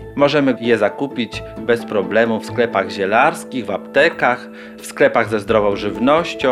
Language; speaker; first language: Polish; native; Polish